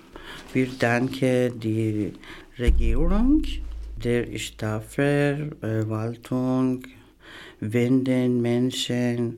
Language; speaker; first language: German; non-native, learner; Persian